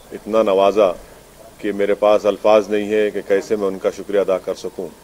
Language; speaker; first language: Hindi; non-native, local second language; Urdu